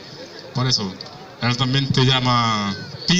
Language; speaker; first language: Spanish; non-native, learner; Haitian Creole